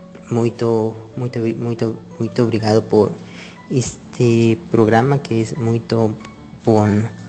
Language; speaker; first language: Portuguese; non-native, learner; Spanish